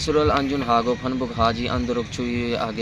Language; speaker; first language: Korean; non-native, learner; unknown